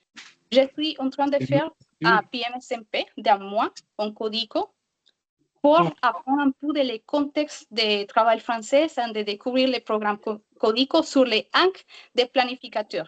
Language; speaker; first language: French; non-native, learner; Spanish